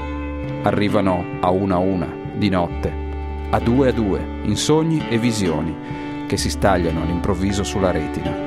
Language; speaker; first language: Italian; native; Italian